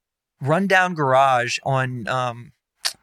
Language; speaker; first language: English; native; English